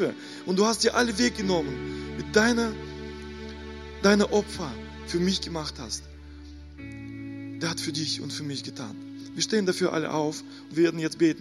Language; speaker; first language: German; non-native, fluent; Russian